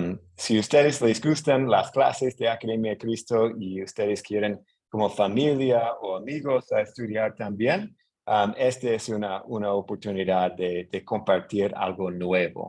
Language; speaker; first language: Spanish; non-native, fluent; English